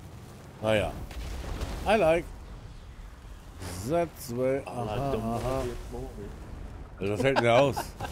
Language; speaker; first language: German; native; German